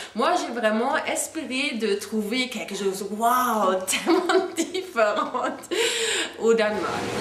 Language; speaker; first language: French; non-native, fluent; German